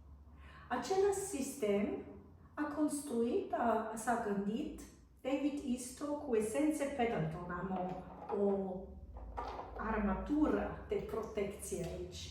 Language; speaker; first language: Romanian; non-native, fluent; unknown